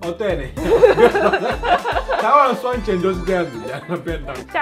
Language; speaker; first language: Chinese; non-native, fluent; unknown